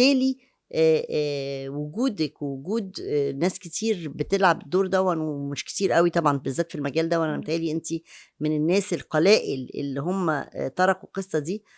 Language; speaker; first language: Arabic; native; Arabic